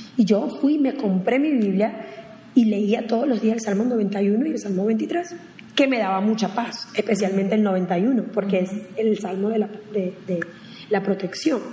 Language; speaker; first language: Spanish; native; Spanish